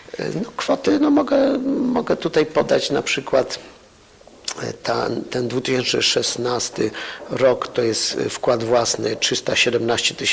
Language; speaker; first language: Polish; native; Polish